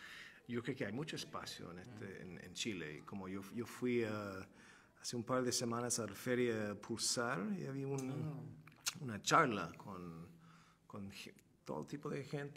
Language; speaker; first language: Spanish; non-native, fluent; Turkish